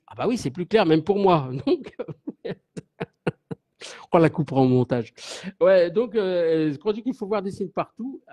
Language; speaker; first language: French; native; French